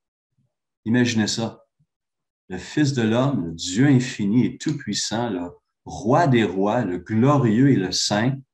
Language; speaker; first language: French; native; French